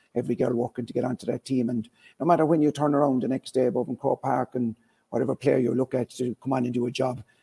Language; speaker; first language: English; native; English